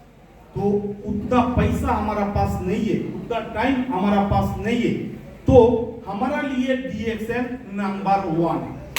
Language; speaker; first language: Hindi; non-native, local second language; Bangla